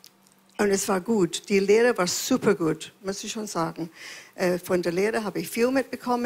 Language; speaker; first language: German; non-native, fluent; English